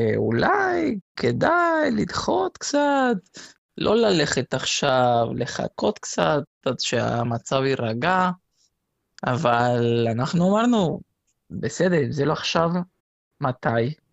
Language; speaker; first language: Hebrew; non-native, fluent; Spanish